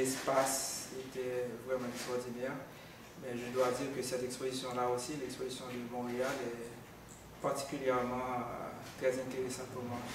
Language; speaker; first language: French; non-native, local second language; Haitian Creole